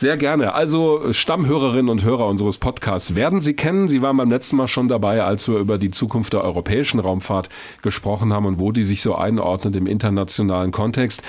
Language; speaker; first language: German; native; German